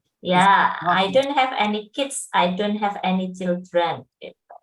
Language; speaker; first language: English; non-native, fluent; Indonesian